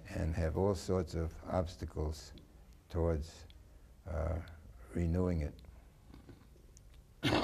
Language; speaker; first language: English; native; English